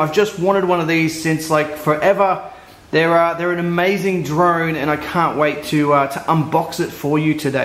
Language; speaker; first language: English; native; English